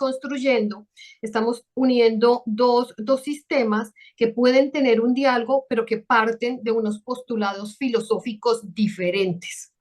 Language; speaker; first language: Spanish; native; Spanish